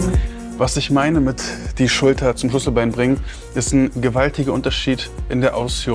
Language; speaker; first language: German; native; German